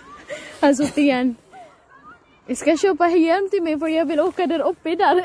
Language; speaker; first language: Swedish; non-native, learner; Cebuano